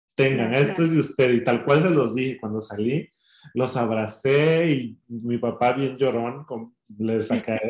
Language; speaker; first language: Spanish; native; Spanish